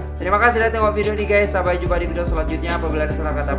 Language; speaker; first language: Indonesian; native; Indonesian